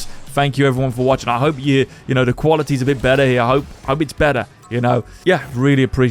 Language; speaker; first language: English; native; English